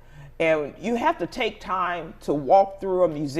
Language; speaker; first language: English; native; English